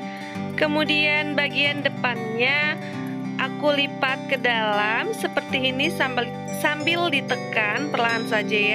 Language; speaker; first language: Indonesian; native; Indonesian